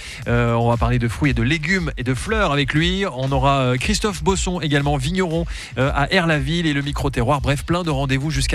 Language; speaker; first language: French; native; French